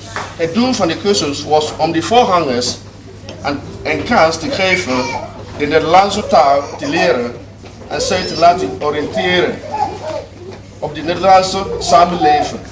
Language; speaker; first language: Dutch; non-native, learner; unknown